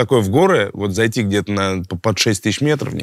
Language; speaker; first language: Russian; native; Russian